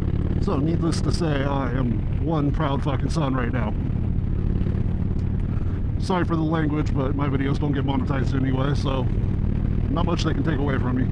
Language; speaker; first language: English; native; English